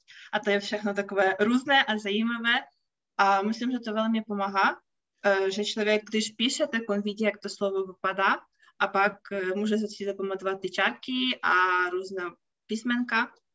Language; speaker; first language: Czech; non-native, fluent; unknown